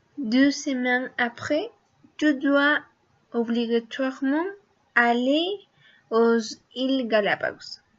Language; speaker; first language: French; non-native, learner; Spanish